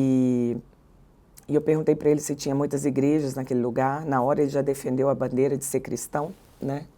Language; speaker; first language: Portuguese; native; Portuguese